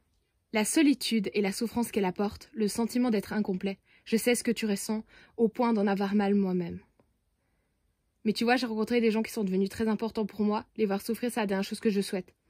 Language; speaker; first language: French; native; French